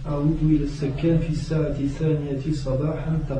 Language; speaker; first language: Arabic; non-native, learner; French